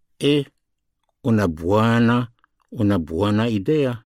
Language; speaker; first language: Italian; non-native, fluent; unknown